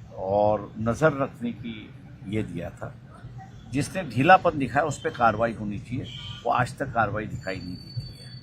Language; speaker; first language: Hindi; non-native, local second language; Marathi